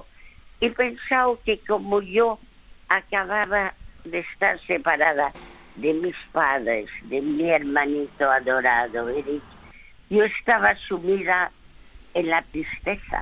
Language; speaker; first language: Spanish; early bilingual, other home language; French